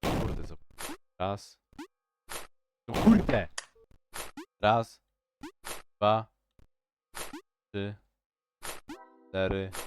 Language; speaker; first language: Polish; native; Polish